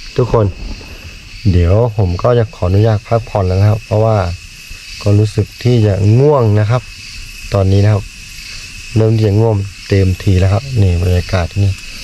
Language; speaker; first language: Thai; native; Thai